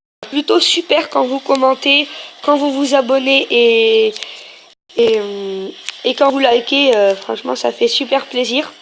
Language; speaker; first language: French; native; French